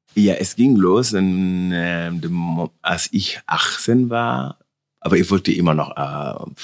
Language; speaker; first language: German; non-native, learner; Wolof